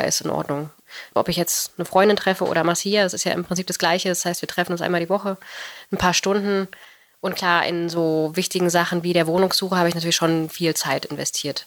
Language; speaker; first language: German; native; German